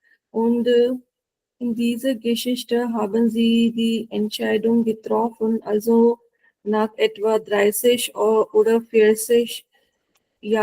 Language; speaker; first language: German; non-native, learner; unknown